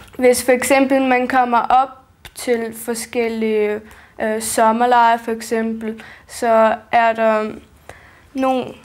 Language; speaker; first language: Danish; native; Danish